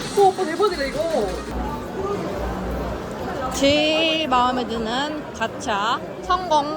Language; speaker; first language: Korean; native; Korean